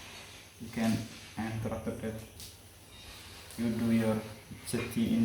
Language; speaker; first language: English; non-native, learner; Indonesian